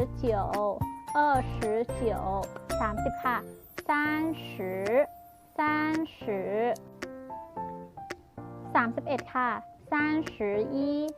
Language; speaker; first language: Chinese; non-native, fluent; Thai